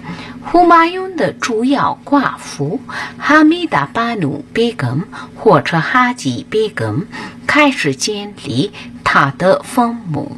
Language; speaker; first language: Chinese; non-native, fluent; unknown